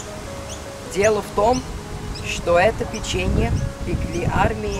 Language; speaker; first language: Russian; early bilingual, heritage; Russian